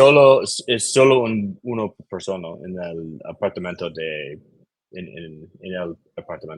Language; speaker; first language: Spanish; non-native, learner; English